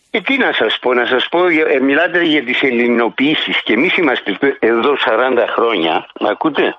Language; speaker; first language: Greek; native; Greek